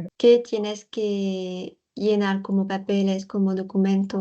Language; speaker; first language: Spanish; non-native, fluent; French